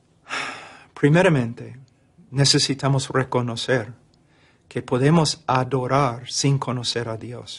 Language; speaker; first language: Spanish; non-native, fluent; English